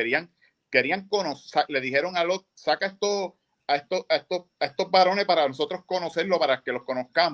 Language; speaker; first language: Spanish; native; Spanish